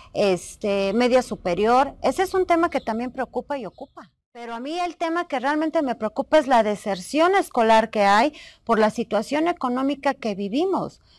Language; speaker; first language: Spanish; native; Spanish